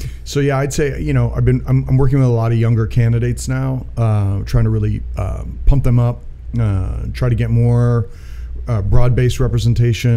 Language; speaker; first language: English; native; English